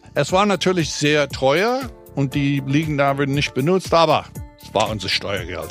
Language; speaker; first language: German; non-native, fluent; English